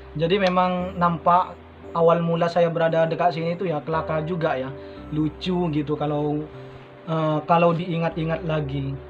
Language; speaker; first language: Indonesian; non-native, local second language; Madurese